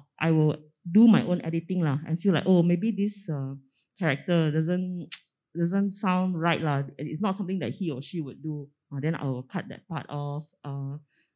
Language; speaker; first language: English; non-native, local second language; Min Nan Chinese